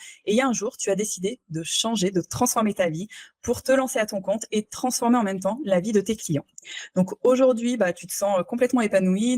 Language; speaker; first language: French; native; French